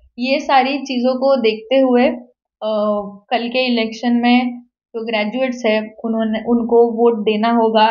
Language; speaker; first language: Hindi; non-native, local second language; Marathi